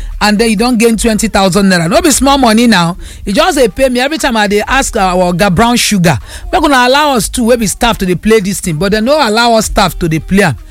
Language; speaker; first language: Nigerian Pidgin; non-native, local second language; Yoruba